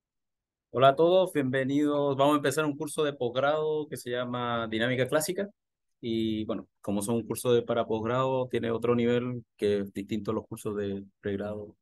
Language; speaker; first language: Spanish; native; Spanish